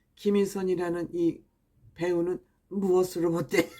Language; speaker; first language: Korean; native; Korean